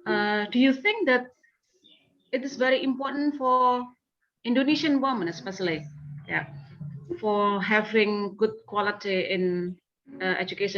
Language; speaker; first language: English; non-native, fluent; Indonesian